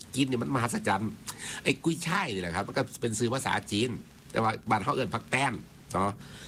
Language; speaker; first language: Thai; native; Thai